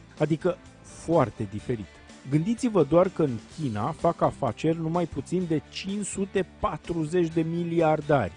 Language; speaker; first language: Romanian; native; Romanian